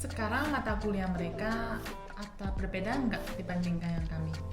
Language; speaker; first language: Indonesian; non-native, fluent; Chinese